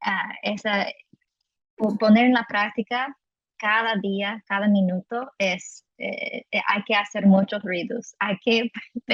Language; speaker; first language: Spanish; non-native, fluent; English